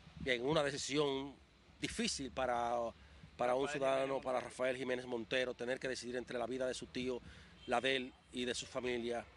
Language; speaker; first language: Spanish; native; Spanish